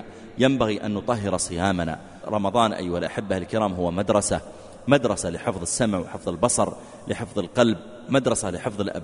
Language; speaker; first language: Arabic; native; Arabic